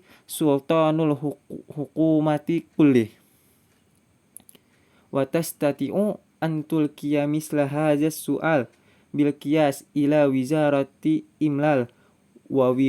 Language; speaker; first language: Arabic; non-native, learner; Indonesian